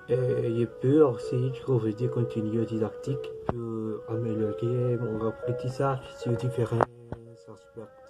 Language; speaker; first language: French; non-native, learner; Spanish